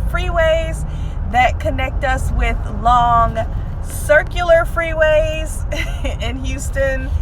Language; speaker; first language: English; native; English